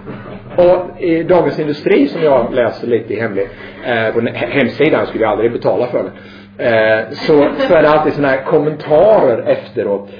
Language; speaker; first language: Swedish; native; Swedish